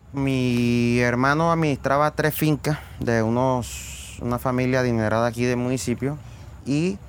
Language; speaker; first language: Spanish; native; Spanish